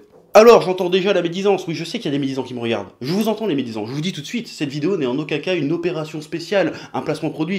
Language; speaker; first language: French; native; French